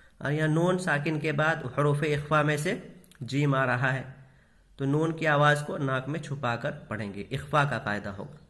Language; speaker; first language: Urdu; native; Urdu